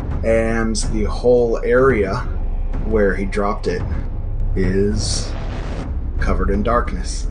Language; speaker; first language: English; native; English